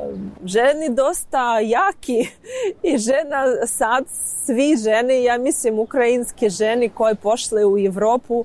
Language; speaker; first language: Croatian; non-native, learner; Ukrainian